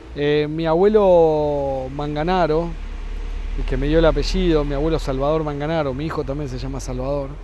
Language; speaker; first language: Spanish; native; Spanish